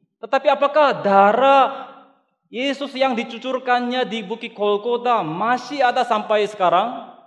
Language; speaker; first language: Indonesian; non-native, fluent; Korean